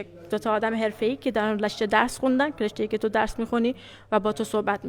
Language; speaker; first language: Persian; early bilingual, heritage; Persian